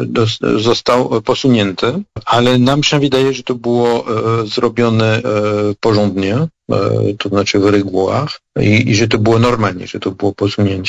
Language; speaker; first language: Polish; non-native, fluent; French